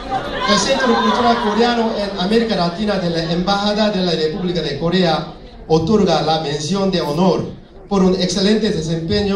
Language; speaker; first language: Spanish; non-native, local second language; Korean